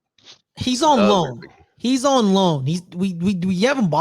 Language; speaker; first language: English; native; English